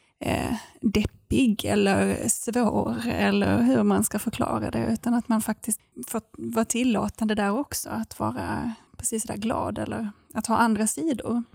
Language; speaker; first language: Swedish; native; Swedish